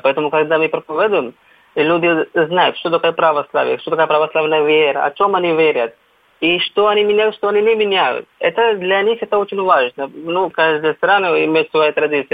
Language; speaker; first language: Russian; non-native, fluent; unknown